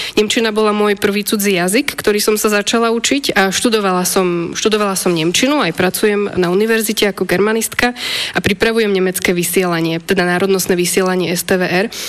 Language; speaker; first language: Slovak; native; Slovak